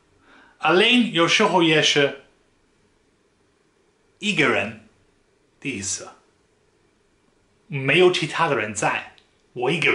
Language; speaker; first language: Chinese; non-native, fluent; Dutch